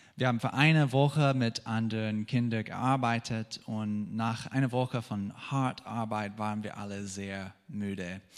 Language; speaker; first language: German; non-native, fluent; English